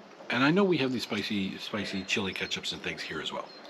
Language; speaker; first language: English; native; English